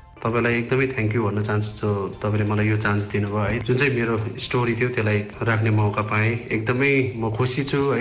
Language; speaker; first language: Nepali; native; Nepali